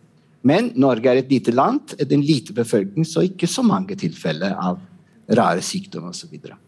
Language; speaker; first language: Norwegian; non-native, fluent; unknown